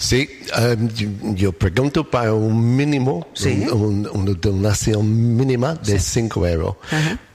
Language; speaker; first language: Spanish; non-native, learner; English